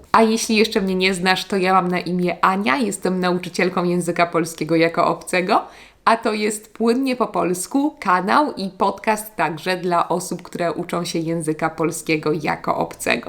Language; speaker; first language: Polish; native; Polish